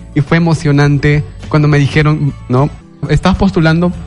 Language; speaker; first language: Spanish; non-native, local second language; Shipibo-Conibo